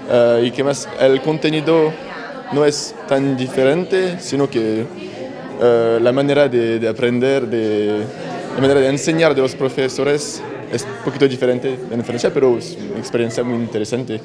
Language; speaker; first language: Spanish; non-native, learner; French